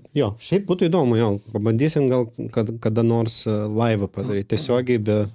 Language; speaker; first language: Lithuanian; non-native, local second language; Russian